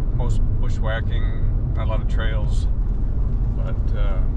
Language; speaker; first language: English; native; English